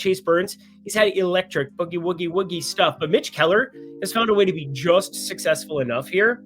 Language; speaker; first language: English; native; English